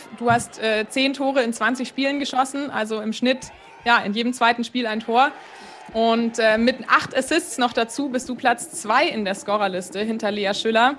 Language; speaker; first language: German; native; German